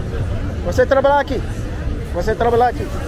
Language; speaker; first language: Portuguese; non-native, learner; English